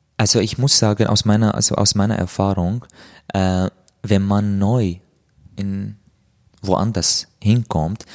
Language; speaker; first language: German; non-native, fluent; Arabic